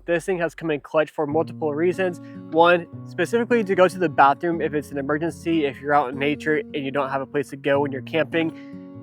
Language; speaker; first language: English; native; English